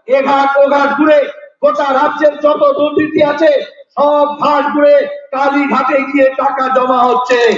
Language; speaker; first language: Bangla; native; Bangla